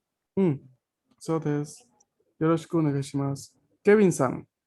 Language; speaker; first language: Japanese; non-native, fluent; Spanish